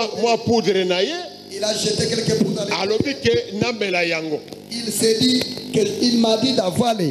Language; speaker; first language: French; non-native, local second language; Lingala